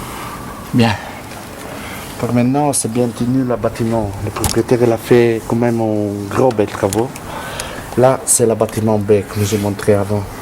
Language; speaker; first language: French; non-native, learner; Italian